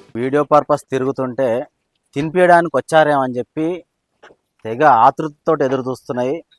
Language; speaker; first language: Telugu; native; Telugu